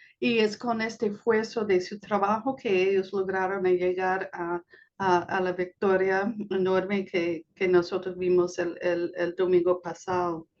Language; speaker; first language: Spanish; non-native, fluent; English